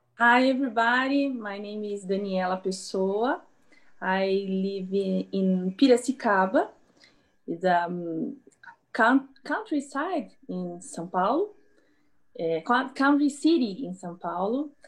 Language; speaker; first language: English; non-native, learner; Portuguese